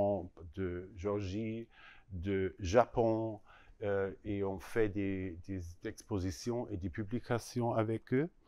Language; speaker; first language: French; non-native, learner; German